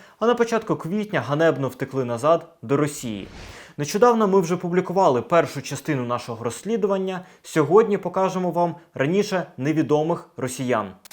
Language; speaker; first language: Ukrainian; native; Ukrainian